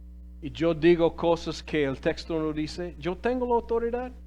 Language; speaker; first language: Spanish; non-native, fluent; English